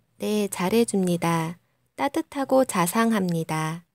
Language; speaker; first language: Korean; non-native, learner; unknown